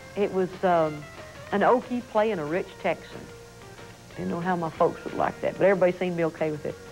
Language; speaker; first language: English; native; English